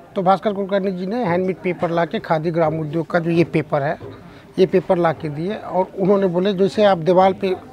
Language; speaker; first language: Hindi; native; Hindi